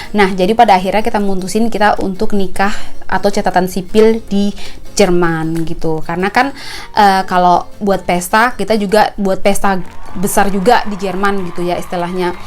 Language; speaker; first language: Indonesian; native; Indonesian